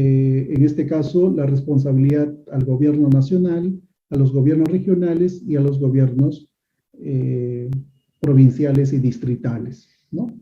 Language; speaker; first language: Spanish; native; Spanish